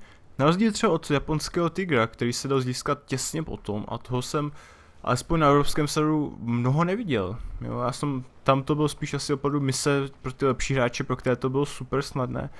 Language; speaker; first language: Czech; native; Czech